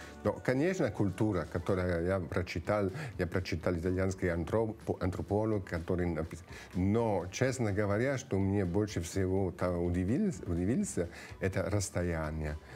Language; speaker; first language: Russian; non-native, fluent; Italian